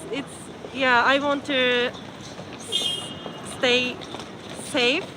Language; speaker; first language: English; non-native, fluent; Japanese